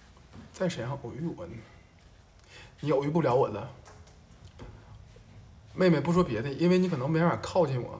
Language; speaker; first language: Chinese; native; Chinese